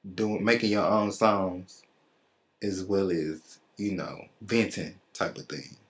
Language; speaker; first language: English; native; English